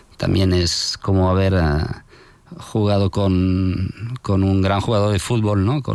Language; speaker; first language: Spanish; non-native, fluent; French